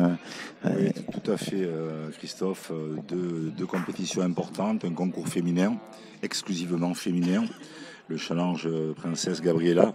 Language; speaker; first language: French; native; French